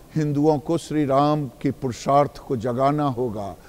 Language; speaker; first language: Hindi; native; Hindi